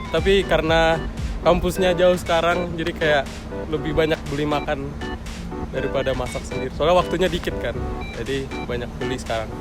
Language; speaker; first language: Indonesian; native; Indonesian